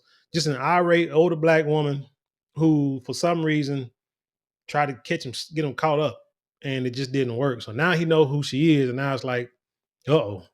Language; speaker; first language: English; native; English